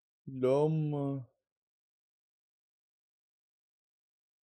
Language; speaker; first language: French; non-native, learner; Russian